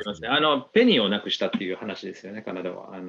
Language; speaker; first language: Japanese; native; Japanese